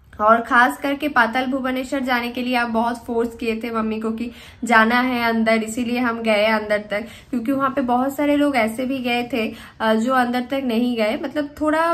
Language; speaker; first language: Hindi; non-native, local second language; Bangla